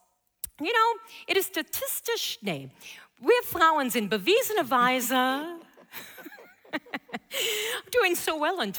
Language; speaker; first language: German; non-native, fluent; English